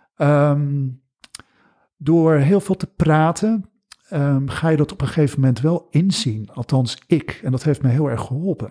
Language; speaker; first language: Dutch; early bilingual, other home language; English